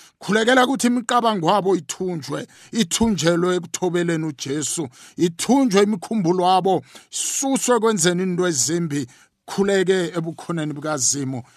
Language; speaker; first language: Zulu; non-native, local second language; South Ndebele